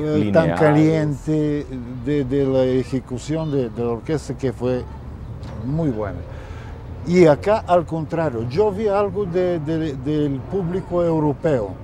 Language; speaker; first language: Spanish; non-native, fluent; Bulgarian